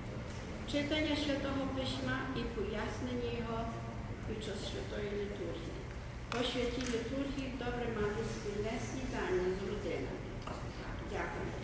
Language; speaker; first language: Ukrainian; early bilingual, heritage; Ukrainian